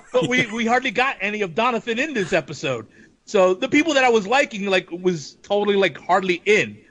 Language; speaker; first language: English; native; English